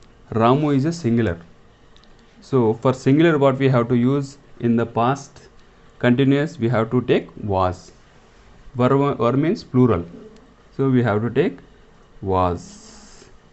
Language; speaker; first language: English; non-native, local second language; Telugu